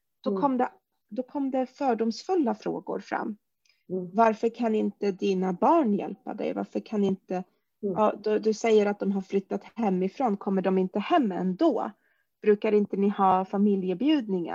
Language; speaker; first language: Swedish; early bilingual, other home language; Arabic